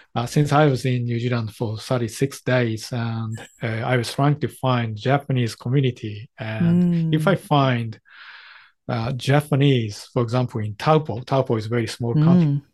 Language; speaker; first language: English; non-native, fluent; Japanese